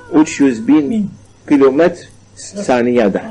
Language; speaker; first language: Turkish; non-native, learner; Arabic